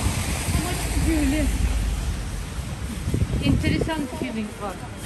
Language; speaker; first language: Turkish; non-native, learner; Russian